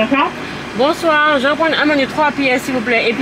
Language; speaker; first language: French; native; French